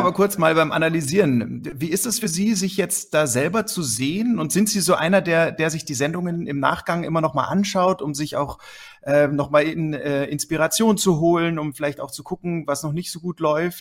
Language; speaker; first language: German; native; German